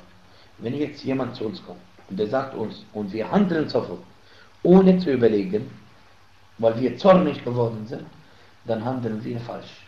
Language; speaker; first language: German; non-native, fluent; Arabic